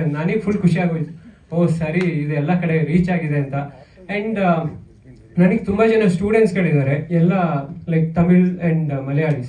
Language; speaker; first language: Kannada; native; Kannada